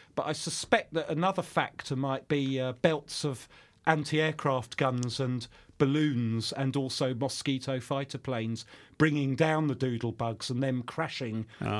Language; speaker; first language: English; native; English